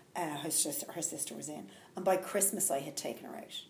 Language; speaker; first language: English; native; English